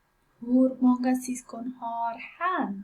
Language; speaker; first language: Swedish; non-native, fluent; Pashto